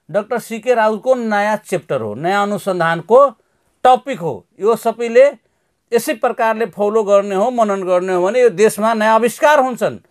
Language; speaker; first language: Nepali; non-native, local second language; Maithili